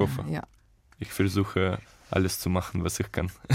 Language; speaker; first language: German; non-native, fluent; Russian